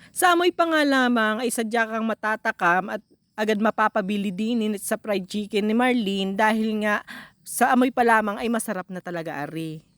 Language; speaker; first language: Filipino; native; Filipino